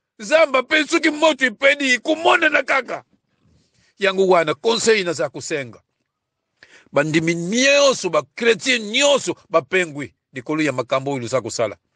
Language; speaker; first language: Lingala; non-native, local second language; Kongo